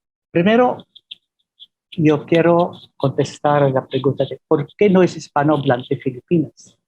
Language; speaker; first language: Spanish; non-native, fluent; Filipino